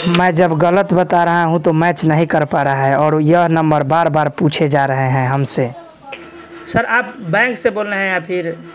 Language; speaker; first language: Hindi; native; Hindi